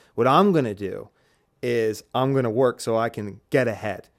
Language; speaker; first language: English; native; English